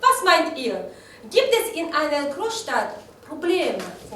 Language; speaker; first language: German; non-native, fluent; Russian